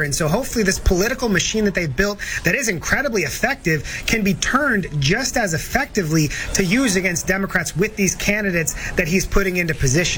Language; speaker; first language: English; native; English